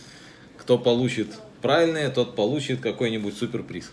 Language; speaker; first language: Russian; native; Russian